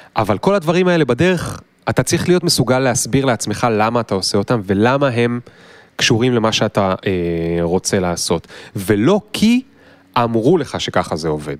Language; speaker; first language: Hebrew; native; Hebrew